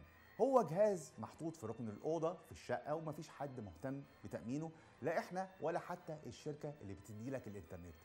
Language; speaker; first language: Arabic; native; Arabic